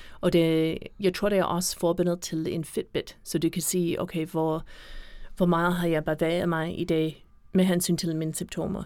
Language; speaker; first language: Danish; non-native, fluent; English